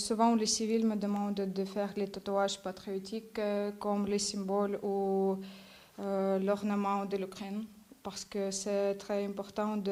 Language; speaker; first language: French; non-native, learner; Ukrainian